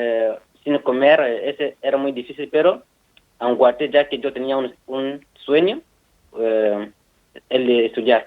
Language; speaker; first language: Spanish; non-native, fluent; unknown